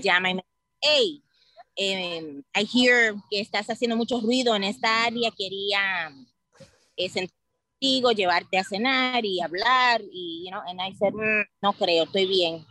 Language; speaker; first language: Spanish; early bilingual, heritage; Spanish